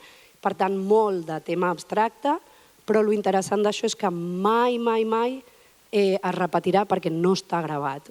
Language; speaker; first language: Catalan; native; Catalan